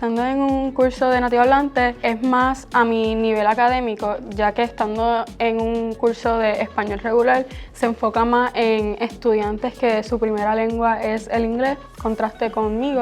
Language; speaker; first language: Spanish; native; Spanish